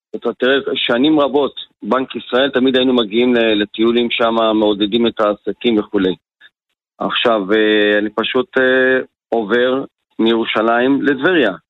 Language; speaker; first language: Hebrew; native; Hebrew